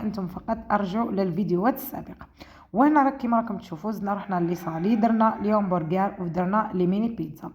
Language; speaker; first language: Arabic; native; Arabic